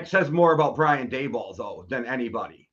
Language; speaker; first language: English; native; English